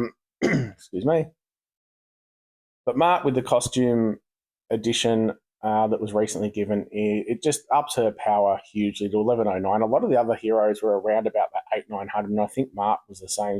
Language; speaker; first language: English; native; English